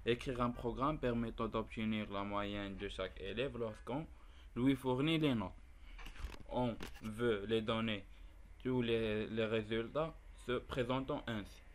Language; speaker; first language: French; non-native, local second language; Arabic